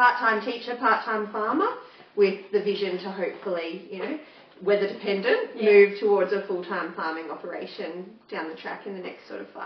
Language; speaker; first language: English; native; English